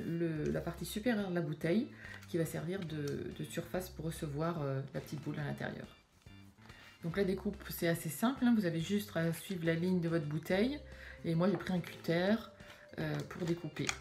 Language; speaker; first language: French; native; French